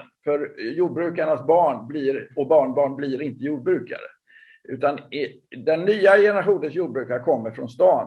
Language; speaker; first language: Swedish; native; Swedish